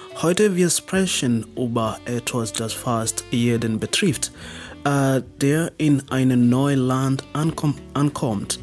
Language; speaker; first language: German; non-native, learner; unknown